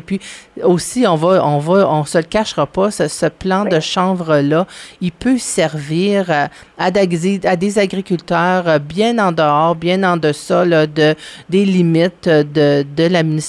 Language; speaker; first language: French; native; French